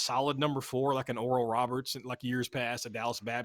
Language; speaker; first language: English; native; English